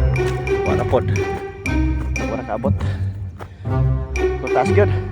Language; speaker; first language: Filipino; non-native, local second language; Cebuano